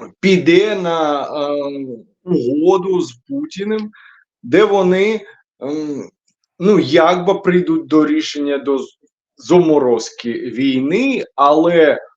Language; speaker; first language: Ukrainian; non-native, local second language; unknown